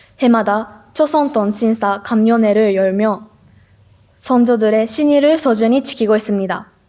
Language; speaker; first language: Korean; non-native, learner; Japanese